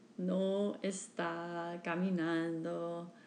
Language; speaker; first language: Spanish; non-native, learner; English